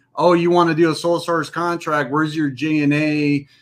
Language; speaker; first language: English; native; English